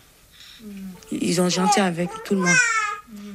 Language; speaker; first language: French; non-native, learner; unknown